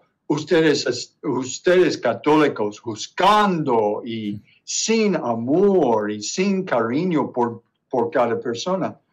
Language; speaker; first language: Spanish; non-native, learner; English